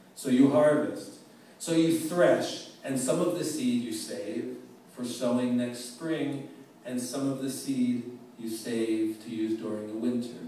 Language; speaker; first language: English; native; English